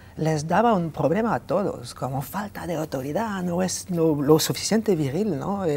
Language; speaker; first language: Spanish; non-native, fluent; French